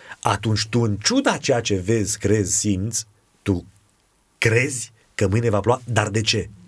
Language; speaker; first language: Romanian; native; Romanian